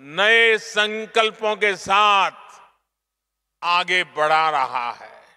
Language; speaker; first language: Hindi; non-native, local second language; Gujarati